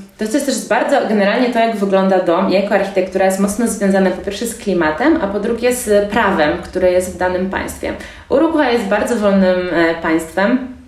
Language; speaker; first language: Polish; native; Polish